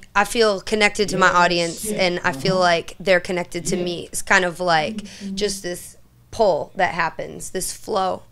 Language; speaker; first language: English; native; English